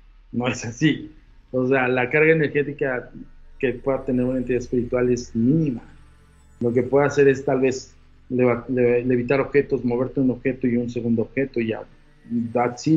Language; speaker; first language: Spanish; native; Spanish